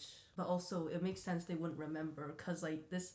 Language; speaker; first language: English; native; English